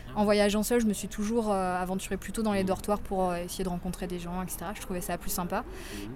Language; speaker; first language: French; native; French